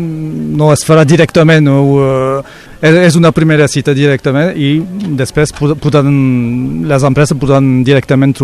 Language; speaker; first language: Catalan; non-native, local second language; French